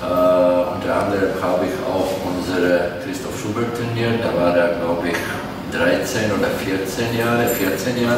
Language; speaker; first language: German; non-native, fluent; Latvian